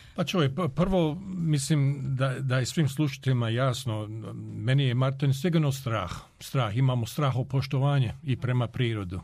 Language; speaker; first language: Croatian; early bilingual, heritage; Croatian